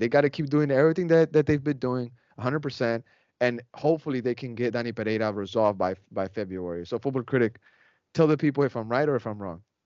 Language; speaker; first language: English; native; English